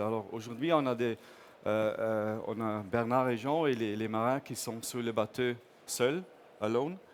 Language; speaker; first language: French; non-native, fluent; English